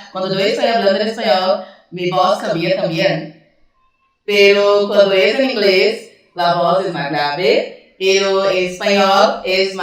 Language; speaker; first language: Spanish; non-native, learner; Portuguese